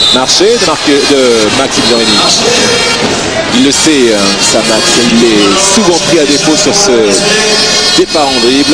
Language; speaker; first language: French; native; French